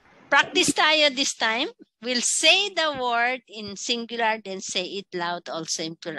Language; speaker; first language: English; non-native, local second language; Filipino